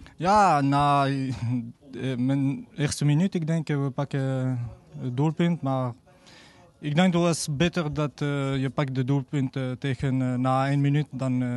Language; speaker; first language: Dutch; non-native, learner; Arabic